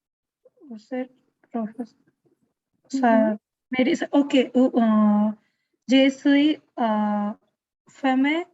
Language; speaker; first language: French; non-native, learner; Tamil